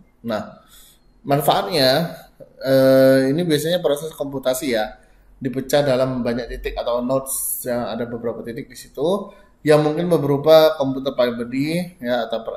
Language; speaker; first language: Indonesian; native; Indonesian